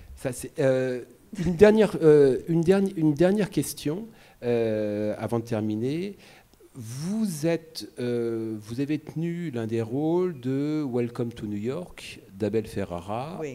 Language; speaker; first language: French; native; French